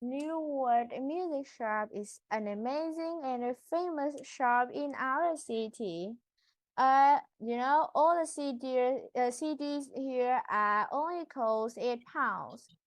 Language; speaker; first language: English; non-native, learner; Vietnamese